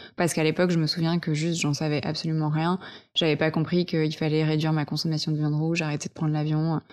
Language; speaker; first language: French; native; French